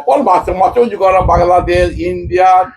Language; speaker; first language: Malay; non-native, learner; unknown